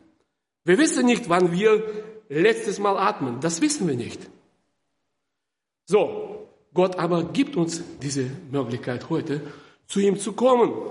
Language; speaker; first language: German; non-native, fluent; Russian